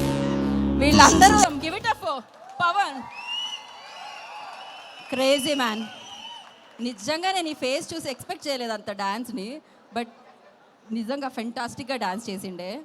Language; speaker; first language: Telugu; native; Telugu